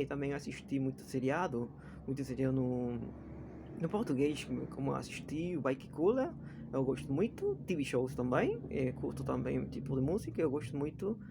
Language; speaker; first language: Portuguese; non-native, fluent; Spanish